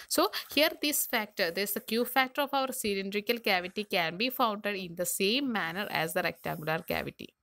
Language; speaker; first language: English; non-native, local second language; Malayalam